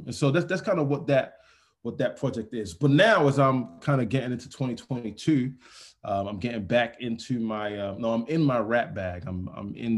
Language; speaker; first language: English; non-native, local second language; Yoruba